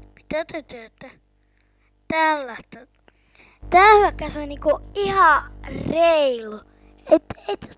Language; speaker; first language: Finnish; native; Finnish